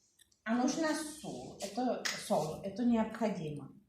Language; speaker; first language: Russian; non-native, learner; Czech